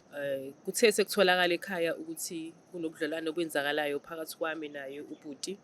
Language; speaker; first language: Zulu; non-native, local second language; Xhosa